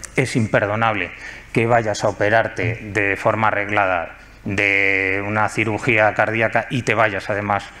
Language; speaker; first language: Spanish; native; Spanish